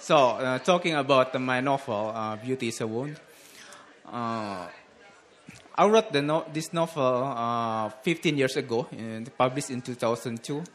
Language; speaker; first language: English; non-native, learner; Indonesian